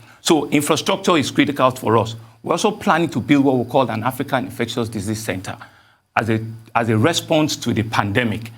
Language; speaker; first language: English; non-native, local second language; Yoruba